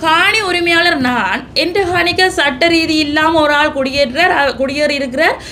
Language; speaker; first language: Tamil; native; Tamil